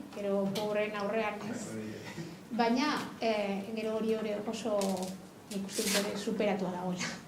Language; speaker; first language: Basque; non-native, local second language; Spanish